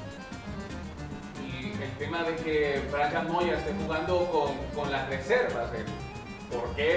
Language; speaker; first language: Spanish; native; Spanish